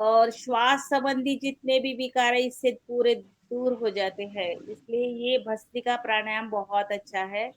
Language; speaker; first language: Hindi; non-native, local second language; Marathi